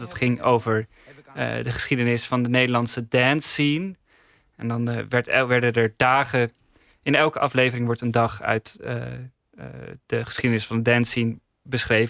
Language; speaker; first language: Dutch; native; Dutch